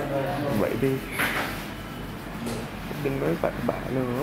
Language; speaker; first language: Vietnamese; non-native, fluent; Japanese